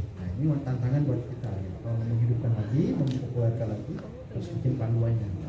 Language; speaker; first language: Indonesian; non-native, local second language; Sundanese